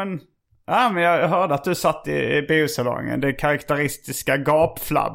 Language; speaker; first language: Swedish; native; Swedish